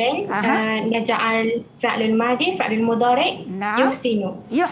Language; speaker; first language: Arabic; non-native, learner; Malay